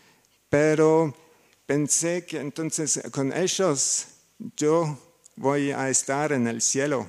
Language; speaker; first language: Spanish; non-native, learner; German